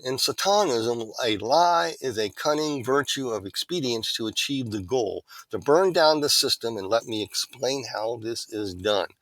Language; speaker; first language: English; native; English